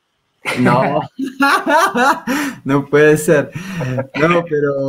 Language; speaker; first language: Spanish; non-native, fluent; Swiss German